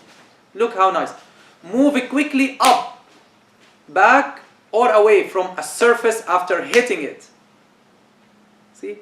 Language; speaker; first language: English; non-native, fluent; Arabic